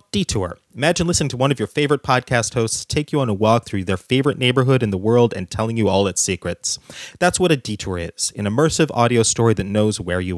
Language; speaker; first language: English; native; English